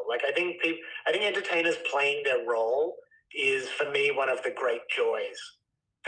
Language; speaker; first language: English; native; English